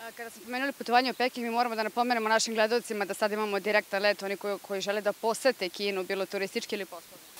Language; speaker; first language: Serbian; native; Serbian